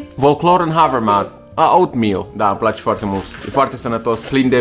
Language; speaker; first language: Romanian; native; Romanian